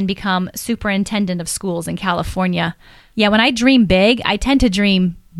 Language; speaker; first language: English; native; English